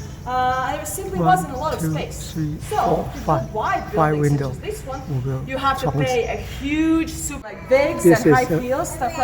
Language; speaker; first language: English; non-native, fluent; Latvian